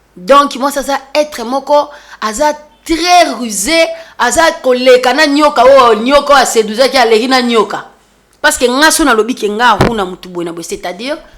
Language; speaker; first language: Lingala; non-native, local second language; Luba-Lulua